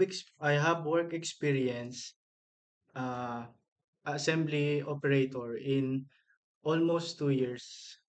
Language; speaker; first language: English; non-native, learner; Filipino